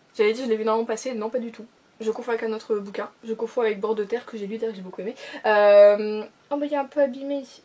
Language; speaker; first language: French; native; French